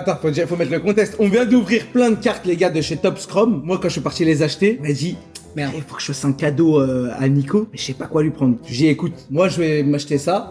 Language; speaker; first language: French; native; French